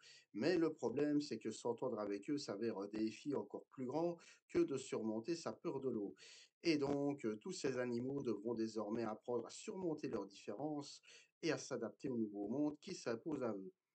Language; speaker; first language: French; native; French